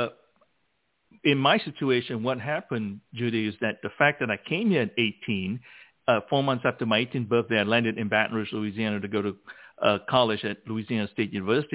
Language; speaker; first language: English; non-native, local second language; Min Nan Chinese